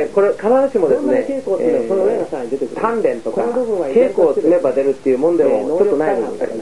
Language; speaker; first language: Japanese; native; Japanese